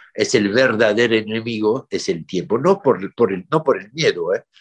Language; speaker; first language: Spanish; non-native, fluent; French